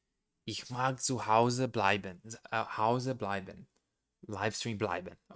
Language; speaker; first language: German; non-native, learner; Portuguese